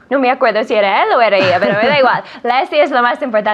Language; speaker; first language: Spanish; non-native, fluent; English